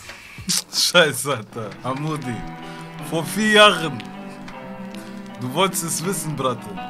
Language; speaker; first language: German; early bilingual, other home language; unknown